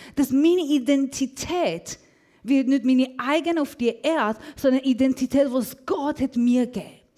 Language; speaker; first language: German; non-native, fluent; Persian